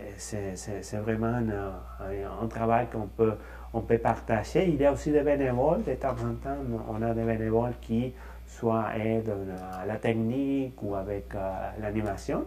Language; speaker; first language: French; non-native, fluent; Spanish